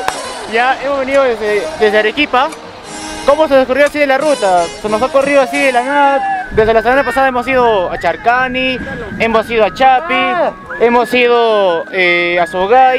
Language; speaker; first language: Spanish; native; Spanish